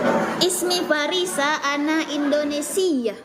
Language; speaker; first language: Arabic; non-native, fluent; Indonesian